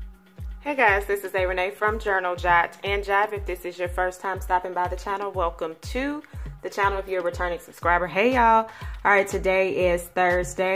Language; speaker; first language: English; native; English